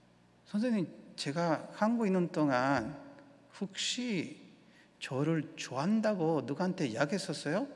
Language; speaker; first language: Korean; non-native, learner; Spanish